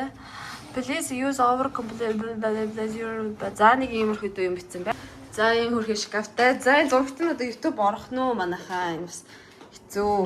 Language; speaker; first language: Mongolian; native; Mongolian